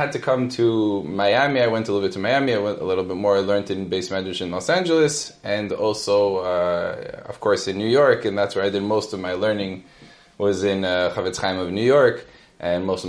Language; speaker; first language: English; native; English